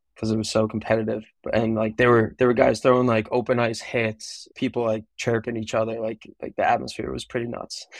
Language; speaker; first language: English; native; English